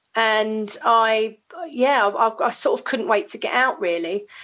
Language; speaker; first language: English; native; English